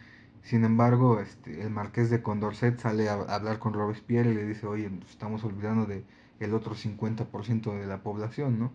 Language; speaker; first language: Spanish; native; Spanish